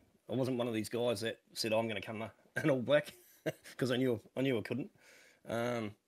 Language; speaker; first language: English; native; English